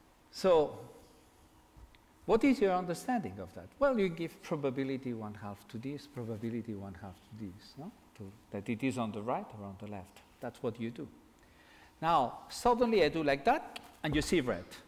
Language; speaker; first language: English; non-native, fluent; Catalan